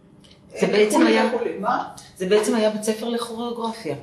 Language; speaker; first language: Hebrew; native; Hebrew